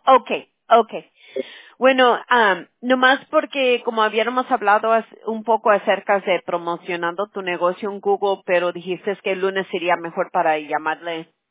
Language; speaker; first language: Spanish; early bilingual, heritage; Spanish